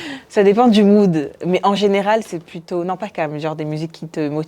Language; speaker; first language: French; native; French